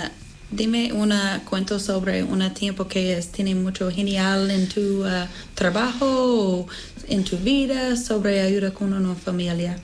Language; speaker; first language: Spanish; non-native, learner; English